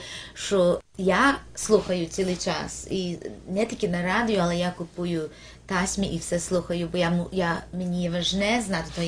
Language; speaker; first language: Ukrainian; early bilingual, heritage; Ukrainian